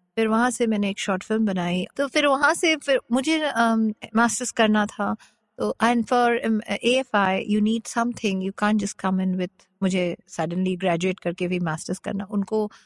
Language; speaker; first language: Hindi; non-native, local second language; Bangla